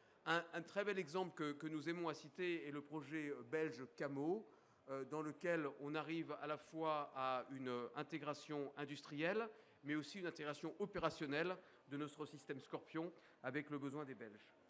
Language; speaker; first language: French; native; French